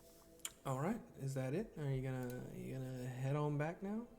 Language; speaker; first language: English; native; English